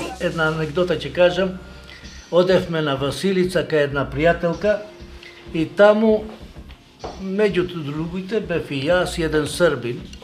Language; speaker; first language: Macedonian; non-native, local second language; Albanian